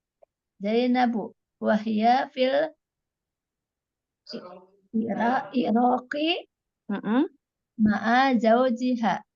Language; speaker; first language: Arabic; non-native, learner; Indonesian